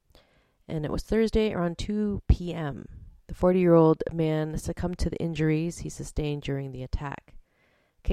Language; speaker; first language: English; native; English